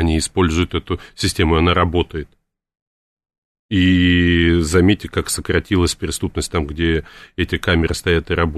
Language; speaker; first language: Russian; native; Russian